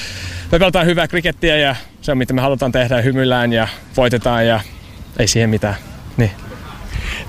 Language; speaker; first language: Finnish; non-native, learner; English